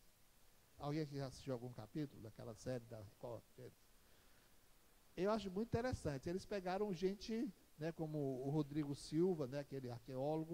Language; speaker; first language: Portuguese; native; Portuguese